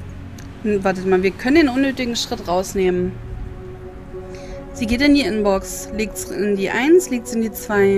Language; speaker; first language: German; native; German